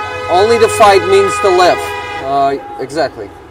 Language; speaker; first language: English; non-native, fluent; Ukrainian